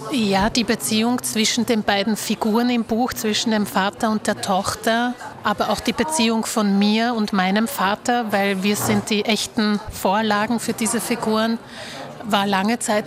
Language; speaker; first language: German; early bilingual, other home language; Slovak